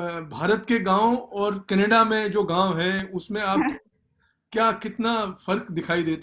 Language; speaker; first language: Hindi; native; Hindi